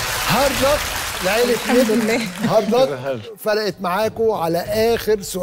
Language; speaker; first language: Arabic; native; Arabic